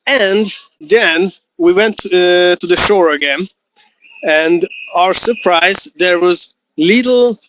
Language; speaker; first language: English; non-native, fluent; Hungarian